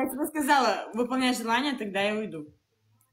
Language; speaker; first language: Russian; native; Russian